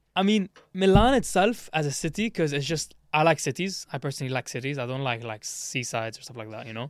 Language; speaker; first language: English; early bilingual, other home language; Arabic